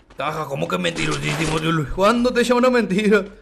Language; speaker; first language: Spanish; native; Spanish